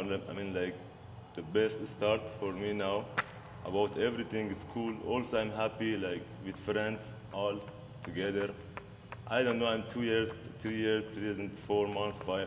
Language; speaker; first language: English; non-native, learner; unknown